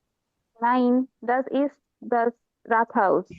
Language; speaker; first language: German; non-native, learner; Bangla